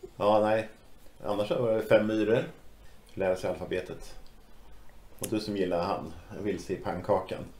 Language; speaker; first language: Swedish; native; Swedish